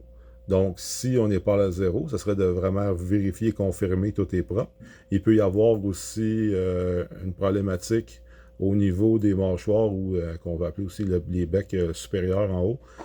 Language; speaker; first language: French; native; French